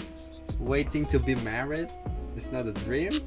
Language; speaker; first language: English; non-native, learner; Indonesian